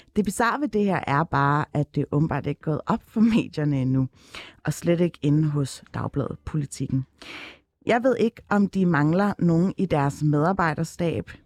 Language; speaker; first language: Danish; early bilingual, other home language; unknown